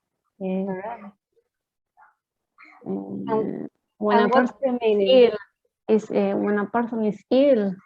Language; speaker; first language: English; non-native, learner; Spanish